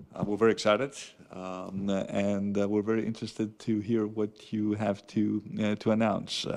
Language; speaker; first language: English; non-native, fluent; Greek